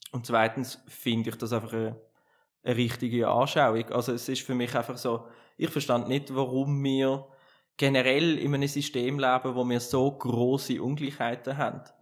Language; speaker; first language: German; native; German